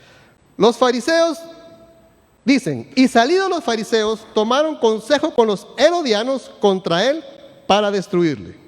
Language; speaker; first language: Spanish; native; Spanish